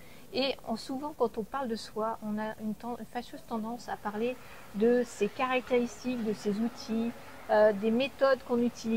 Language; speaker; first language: French; native; French